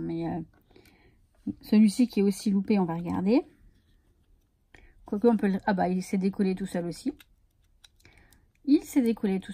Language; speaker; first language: French; native; French